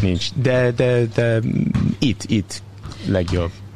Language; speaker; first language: Hungarian; non-native, learner; English